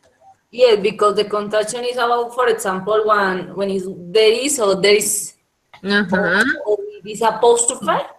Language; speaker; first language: English; non-native, learner; Spanish